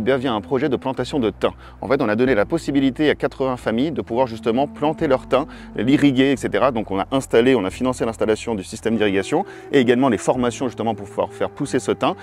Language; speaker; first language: French; native; French